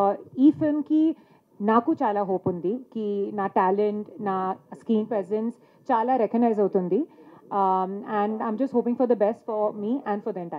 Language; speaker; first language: Telugu; non-native, local second language; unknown